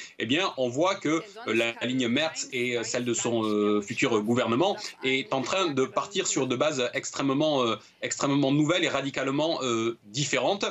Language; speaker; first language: French; native; French